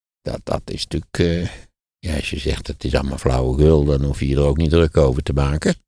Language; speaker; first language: Dutch; native; Dutch